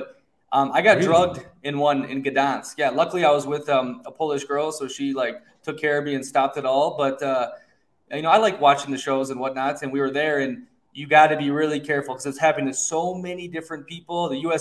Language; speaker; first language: English; native; English